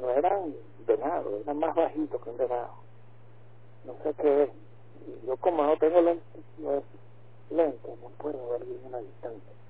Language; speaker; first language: Spanish; native; Spanish